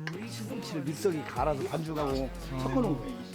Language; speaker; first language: Korean; native; Korean